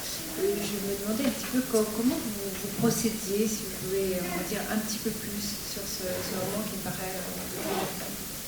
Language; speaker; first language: French; native; French